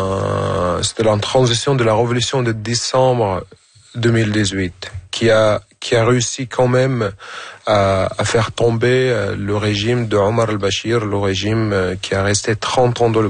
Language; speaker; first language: French; non-native, fluent; Arabic